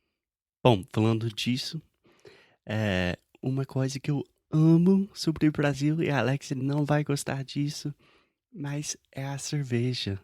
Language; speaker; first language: Portuguese; non-native, fluent; English